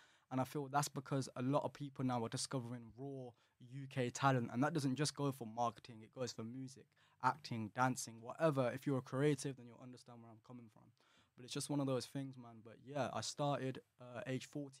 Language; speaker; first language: English; native; English